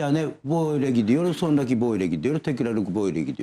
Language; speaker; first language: Turkish; non-native, learner; Japanese